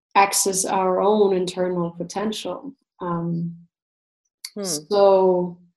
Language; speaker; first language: English; non-native, fluent; Russian